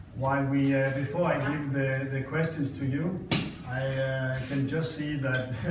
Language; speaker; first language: English; non-native, fluent; Danish